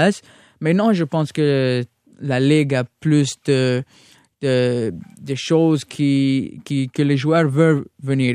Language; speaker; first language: French; non-native, local second language; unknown